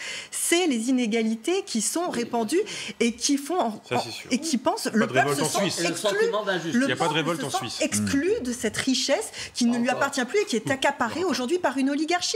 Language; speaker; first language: French; native; French